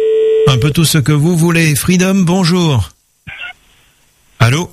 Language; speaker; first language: French; native; French